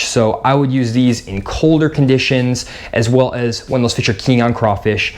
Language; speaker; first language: English; native; English